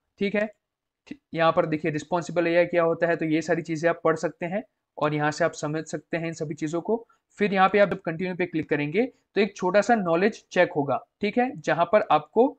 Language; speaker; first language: Hindi; non-native, local second language; Gujarati